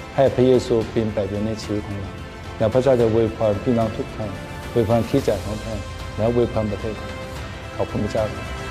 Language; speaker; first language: Thai; non-native, fluent; Chinese